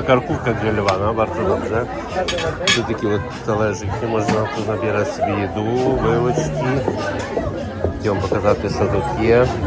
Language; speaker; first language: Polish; non-native, learner; Ukrainian